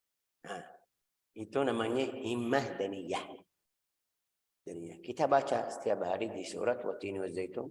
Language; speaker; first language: Indonesian; non-native, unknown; Arabic